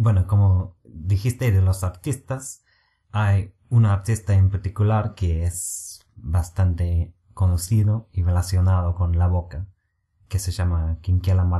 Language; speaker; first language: Spanish; non-native, fluent; English